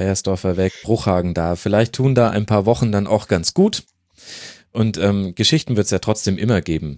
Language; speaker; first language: German; native; German